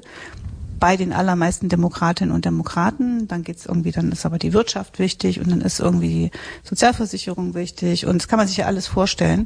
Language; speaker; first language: German; native; German